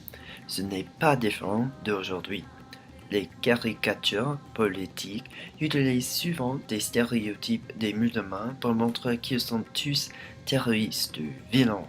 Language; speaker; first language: French; non-native, learner; English